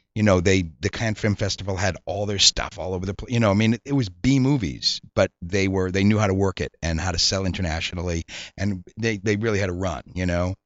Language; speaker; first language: English; native; English